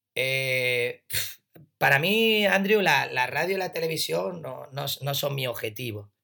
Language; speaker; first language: Spanish; native; Spanish